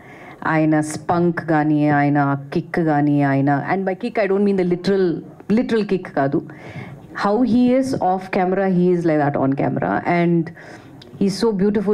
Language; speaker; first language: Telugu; non-native, fluent; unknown